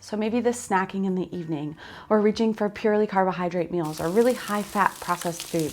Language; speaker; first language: English; native; English